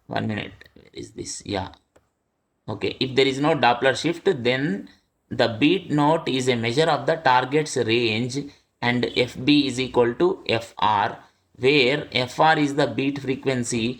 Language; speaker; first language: English; non-native, local second language; Telugu